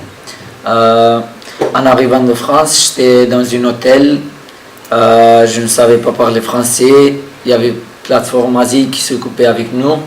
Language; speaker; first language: French; non-native, learner; Kurdish